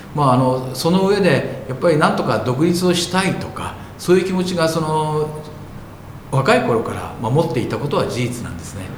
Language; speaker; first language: Japanese; native; Japanese